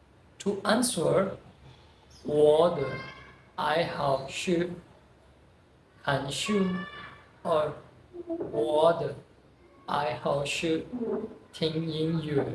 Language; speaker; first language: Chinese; non-native, fluent; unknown